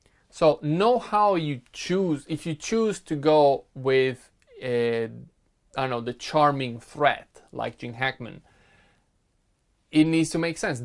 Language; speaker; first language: English; non-native, fluent; Italian